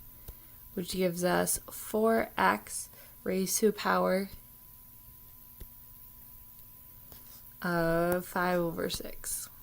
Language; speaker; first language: English; native; English